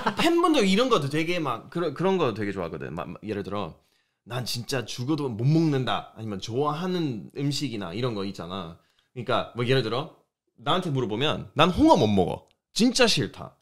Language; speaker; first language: Korean; non-native, fluent; English